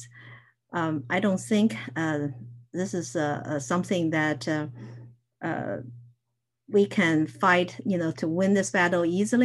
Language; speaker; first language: English; non-native, fluent; Chinese